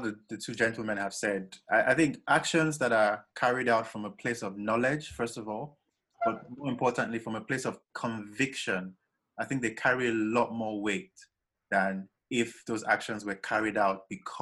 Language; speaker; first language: English; non-native, local second language; Yoruba